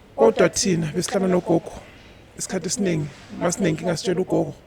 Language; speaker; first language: Zulu; non-native, local second language; Northern Sotho